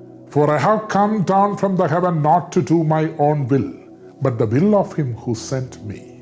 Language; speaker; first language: English; non-native, local second language; Malayalam